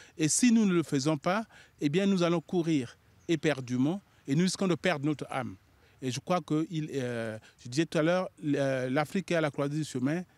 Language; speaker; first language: French; non-native, local second language; Sango